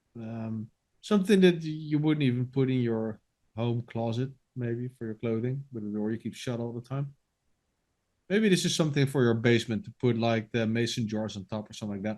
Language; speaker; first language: English; non-native, fluent; Dutch